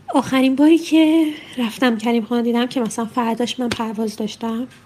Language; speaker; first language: Persian; native; Persian